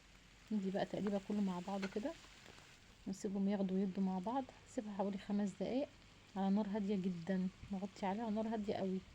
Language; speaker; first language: Arabic; native; Arabic